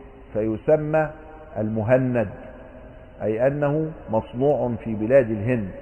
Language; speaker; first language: Arabic; native; Arabic